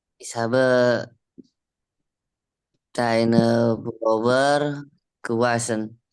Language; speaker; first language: German; non-native, learner; Indonesian